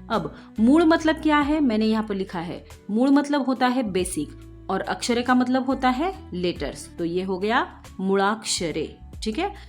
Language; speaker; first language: Hindi; non-native, local second language; Marathi